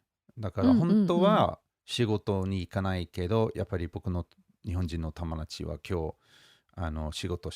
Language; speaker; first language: Japanese; non-native, fluent; English